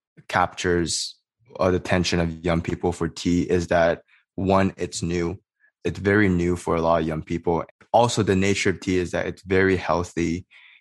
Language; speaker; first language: English; native; English